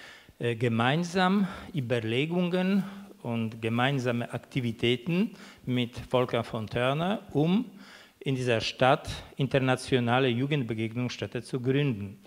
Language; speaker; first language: German; non-native, fluent; Polish